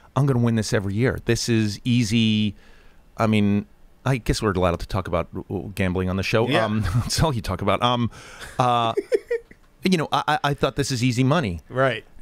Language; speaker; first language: English; native; English